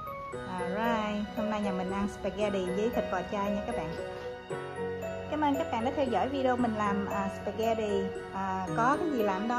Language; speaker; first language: Vietnamese; early bilingual, heritage; Vietnamese